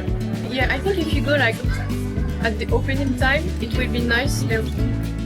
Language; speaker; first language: English; non-native, fluent; French